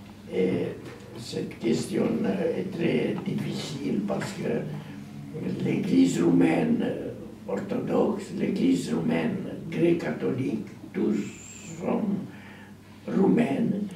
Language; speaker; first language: French; non-native, learner; Romanian